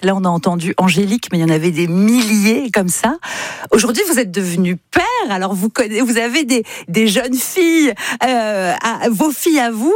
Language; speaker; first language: French; native; French